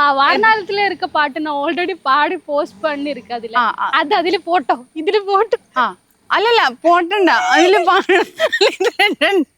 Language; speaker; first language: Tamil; non-native, learner; Malayalam